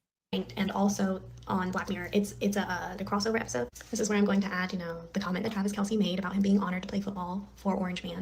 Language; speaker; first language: English; native; English